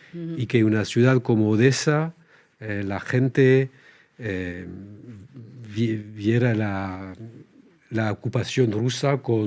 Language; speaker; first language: Spanish; non-native, fluent; French